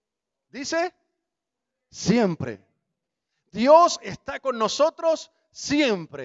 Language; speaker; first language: Spanish; native; Spanish